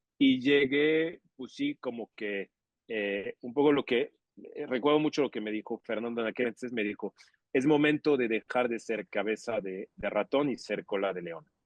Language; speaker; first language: Spanish; non-native, fluent; French